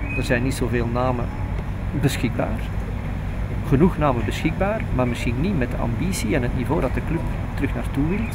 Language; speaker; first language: Dutch; native; Dutch